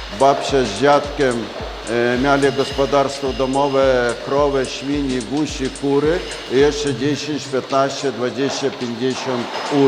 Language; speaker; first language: Polish; non-native, learner; Ukrainian